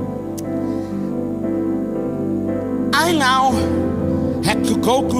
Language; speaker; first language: English; native; English